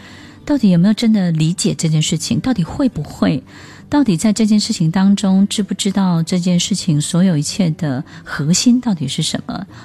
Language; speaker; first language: Chinese; native; Chinese